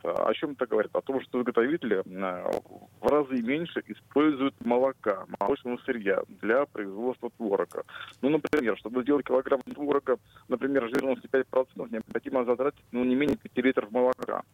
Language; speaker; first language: Russian; native; Russian